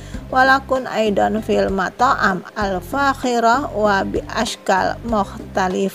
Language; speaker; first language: Arabic; non-native, learner; Indonesian